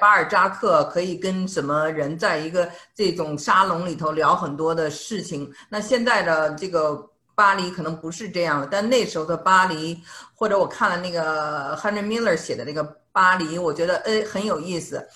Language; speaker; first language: Chinese; native; Chinese